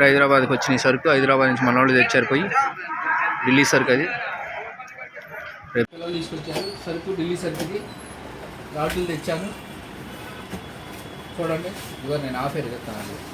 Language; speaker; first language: Telugu; native; Telugu